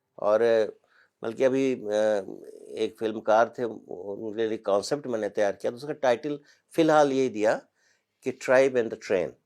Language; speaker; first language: Hindi; native; Hindi